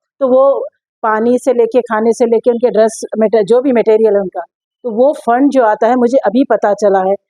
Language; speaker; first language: Hindi; non-native, local second language; Urdu